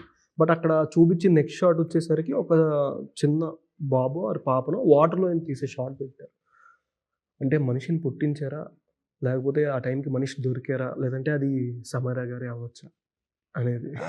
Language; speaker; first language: Telugu; native; Telugu